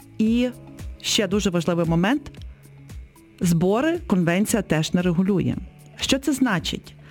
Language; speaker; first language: Ukrainian; native; Ukrainian